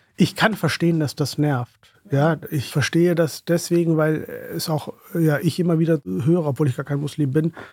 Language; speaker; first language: German; early bilingual, other home language; Urdu